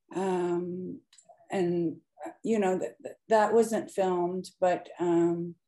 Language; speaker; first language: English; native; English